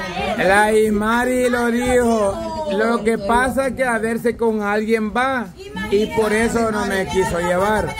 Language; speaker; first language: Spanish; native; Spanish